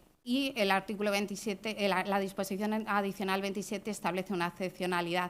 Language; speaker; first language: Spanish; native; Spanish